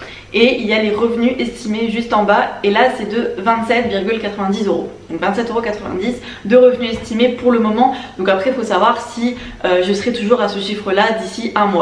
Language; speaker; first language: French; native; French